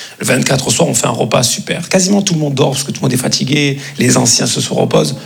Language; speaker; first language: French; native; French